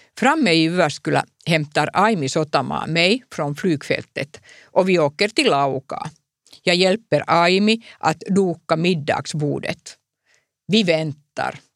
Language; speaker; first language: Swedish; non-native, local second language; Finnish